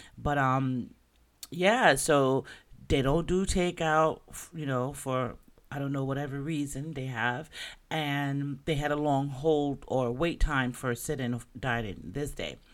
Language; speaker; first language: English; native; English